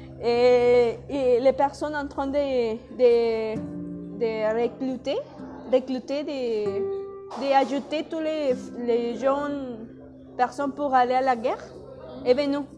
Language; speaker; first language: French; non-native, learner; Spanish